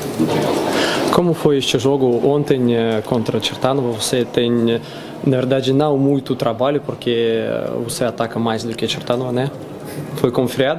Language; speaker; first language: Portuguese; non-native, learner; Russian